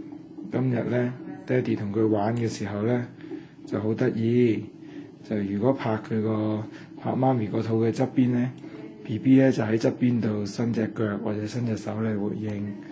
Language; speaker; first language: Cantonese; native; Cantonese